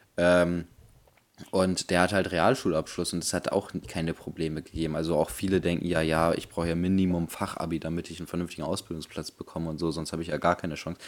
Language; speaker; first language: German; native; German